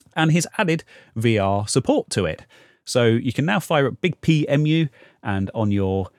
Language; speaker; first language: English; native; English